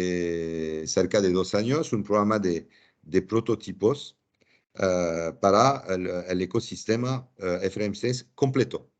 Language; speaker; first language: Spanish; non-native, fluent; French